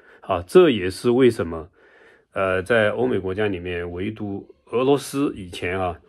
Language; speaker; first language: Chinese; native; Chinese